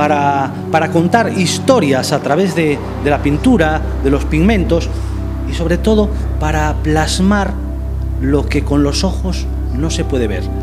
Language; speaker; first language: Spanish; native; Spanish